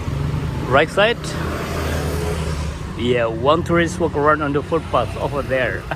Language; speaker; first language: English; non-native, local second language; Indonesian